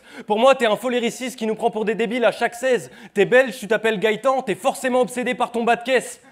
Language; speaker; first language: French; native; French